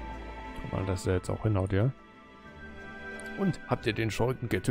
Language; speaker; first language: German; native; German